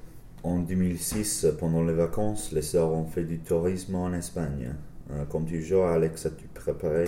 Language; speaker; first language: French; non-native, learner; English